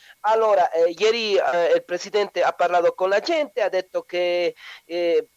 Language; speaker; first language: Italian; non-native, learner; Spanish